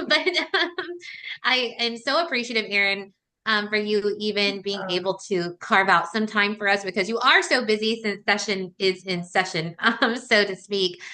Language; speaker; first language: English; native; English